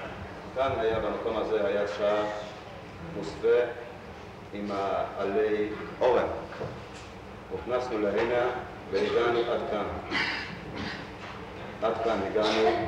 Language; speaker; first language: Hebrew; non-native, fluent; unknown